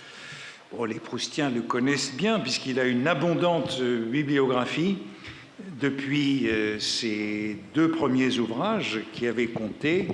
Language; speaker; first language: French; native; French